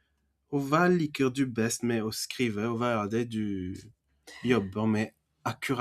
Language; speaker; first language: Norwegian; non-native, fluent; French